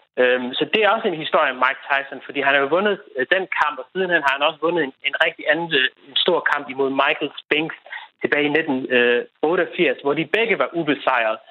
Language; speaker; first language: Danish; native; Danish